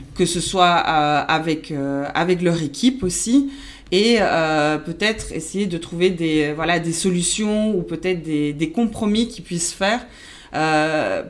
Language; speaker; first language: French; non-native, fluent; Spanish